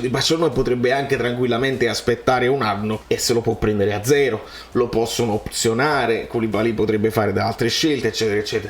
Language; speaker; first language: Italian; native; Italian